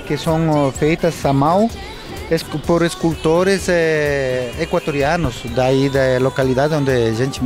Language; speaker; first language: Portuguese; non-native, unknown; Spanish